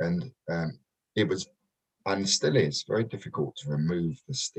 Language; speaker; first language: English; native; English